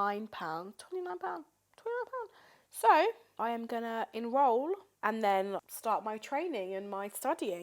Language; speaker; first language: English; native; English